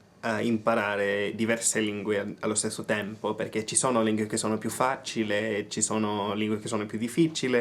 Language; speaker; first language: Italian; non-native, fluent; English